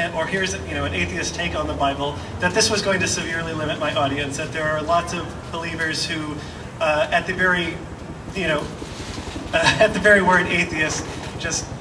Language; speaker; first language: English; native; English